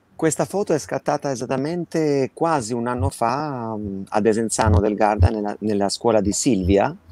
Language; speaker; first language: Italian; non-native, fluent; Albanian